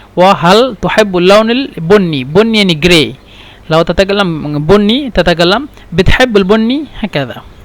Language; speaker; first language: Egyptian Arabic; non-native, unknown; Bangla